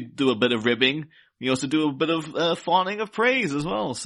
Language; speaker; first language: English; native; English